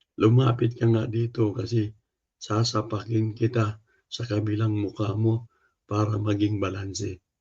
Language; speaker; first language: Filipino; non-native, local second language; Cebuano